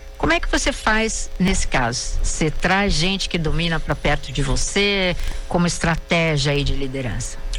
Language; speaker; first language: Portuguese; native; Portuguese